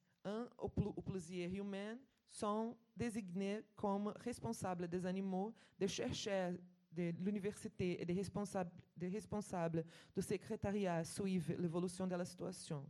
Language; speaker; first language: French; non-native, fluent; Portuguese